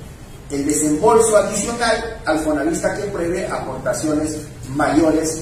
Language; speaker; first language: Spanish; native; Spanish